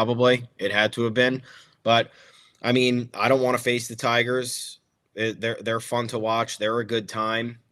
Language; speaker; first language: English; native; English